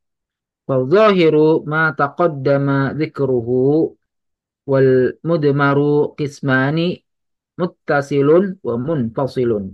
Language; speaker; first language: Arabic; non-native, learner; Indonesian